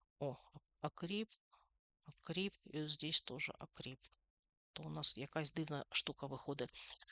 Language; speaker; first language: Ukrainian; non-native, local second language; Russian